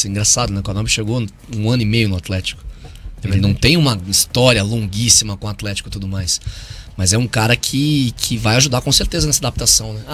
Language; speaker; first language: Portuguese; native; Portuguese